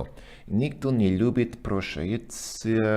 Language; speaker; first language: Russian; non-native, fluent; English